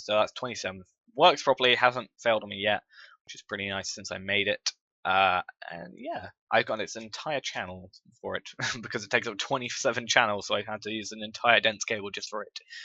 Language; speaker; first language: English; native; English